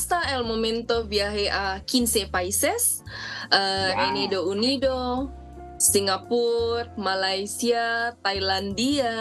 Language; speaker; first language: Spanish; non-native, learner; Indonesian